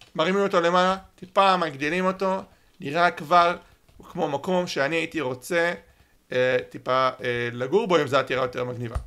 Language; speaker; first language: Hebrew; native; Hebrew